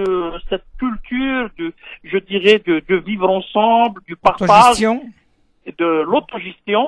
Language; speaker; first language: French; non-native, local second language; Kabyle